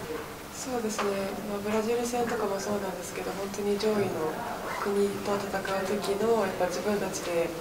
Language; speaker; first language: Japanese; native; Japanese